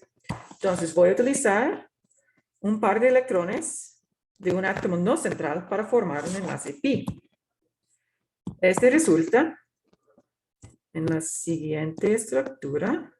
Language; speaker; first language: Spanish; non-native, fluent; English